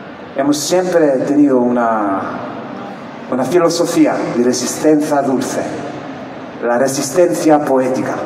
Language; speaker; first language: Spanish; non-native, fluent; French